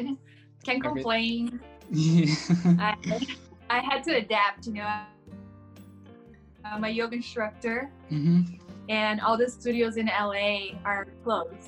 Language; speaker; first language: English; non-native, fluent; Portuguese